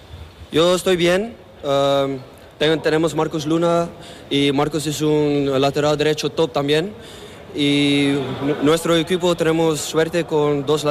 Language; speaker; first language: Spanish; non-native, learner; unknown